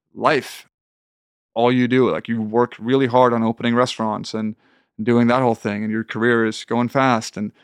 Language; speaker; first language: English; non-native, fluent; Swedish